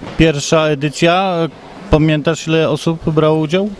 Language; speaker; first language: Polish; native; Polish